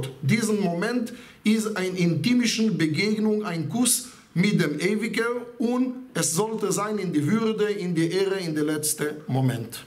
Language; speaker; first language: German; non-native, fluent; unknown